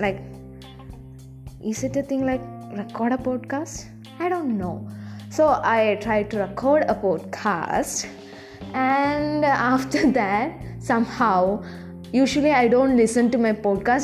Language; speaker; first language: English; non-native, local second language; Malayalam